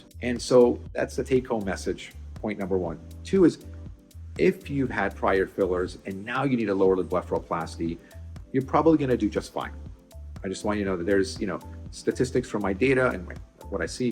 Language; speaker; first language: English; native; English